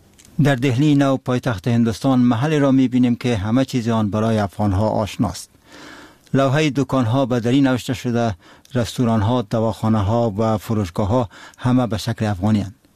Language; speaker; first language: Persian; native; Persian